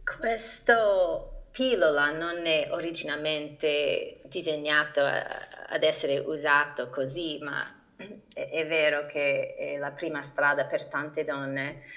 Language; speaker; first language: Italian; non-native, fluent; English